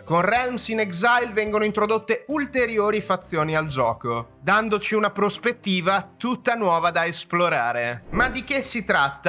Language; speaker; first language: Italian; native; Italian